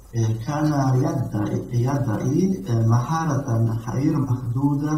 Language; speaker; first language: Arabic; non-native, learner; Italian